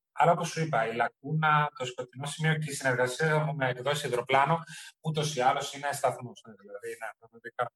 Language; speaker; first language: Greek; early bilingual, heritage; Greek